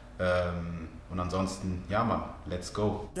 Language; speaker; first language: German; early bilingual, other home language; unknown